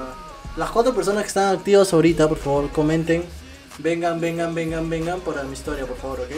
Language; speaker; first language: Spanish; native; Spanish